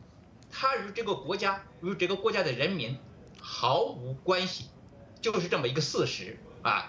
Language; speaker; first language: Chinese; native; Chinese